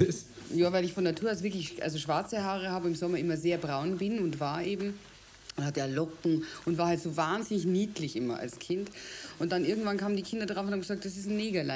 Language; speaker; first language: German; native; German